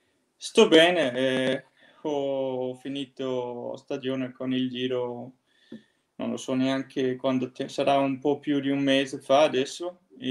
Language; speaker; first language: Italian; non-native, fluent; Danish